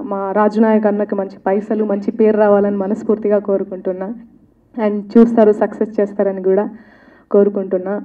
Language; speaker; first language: Telugu; non-native, local second language; Lambadi